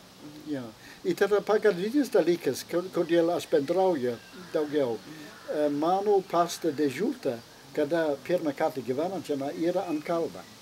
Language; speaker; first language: Lithuanian; non-native, learner; English